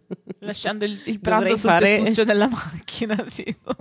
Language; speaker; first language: Italian; native; Italian